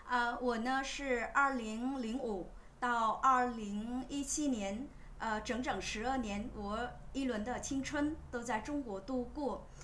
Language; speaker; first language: Chinese; non-native, fluent; Vietnamese